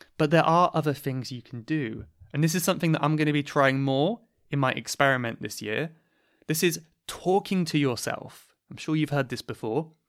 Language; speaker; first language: English; native; English